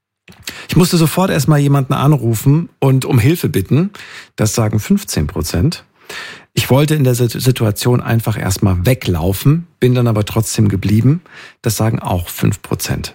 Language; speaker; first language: German; native; German